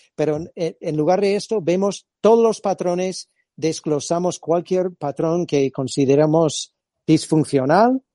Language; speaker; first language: Spanish; non-native, fluent; English